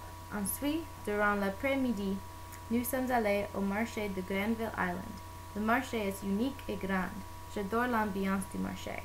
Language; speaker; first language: French; non-native, learner; English